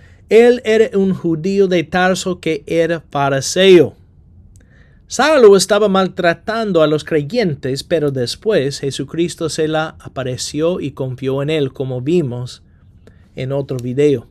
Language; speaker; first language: Spanish; non-native, fluent; English